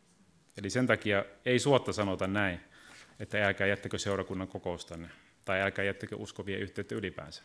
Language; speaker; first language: Finnish; native; Finnish